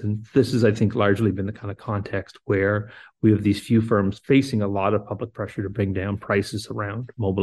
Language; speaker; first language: English; native; English